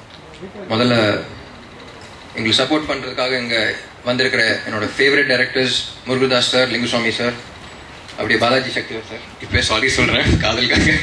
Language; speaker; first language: Tamil; non-native, local second language; Telugu